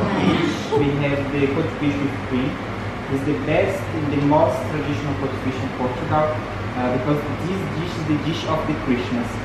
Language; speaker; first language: English; non-native, learner; Portuguese